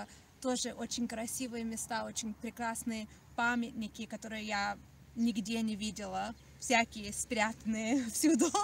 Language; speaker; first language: Russian; early bilingual, heritage; Russian